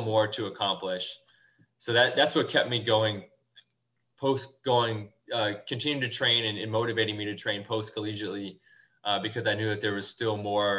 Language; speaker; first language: English; native; English